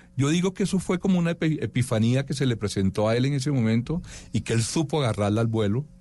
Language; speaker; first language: Spanish; native; Spanish